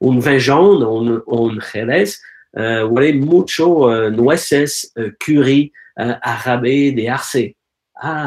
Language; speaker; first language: Spanish; non-native, learner; French